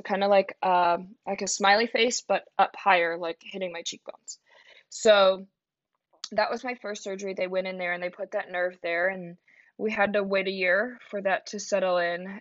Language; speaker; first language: English; native; English